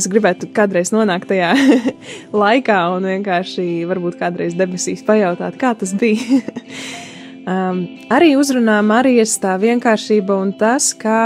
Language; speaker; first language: Latvian; native; Latvian